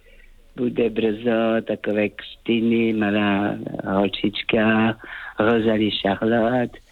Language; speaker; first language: Czech; non-native, fluent; French